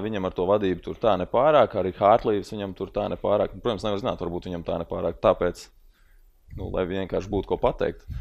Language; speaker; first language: Latvian; native; Latvian